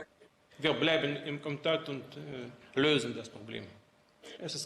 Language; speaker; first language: German; non-native, fluent; Russian